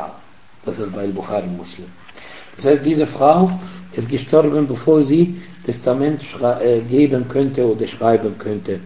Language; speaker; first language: German; non-native, fluent; Arabic